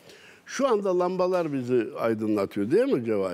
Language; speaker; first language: Turkish; native; Turkish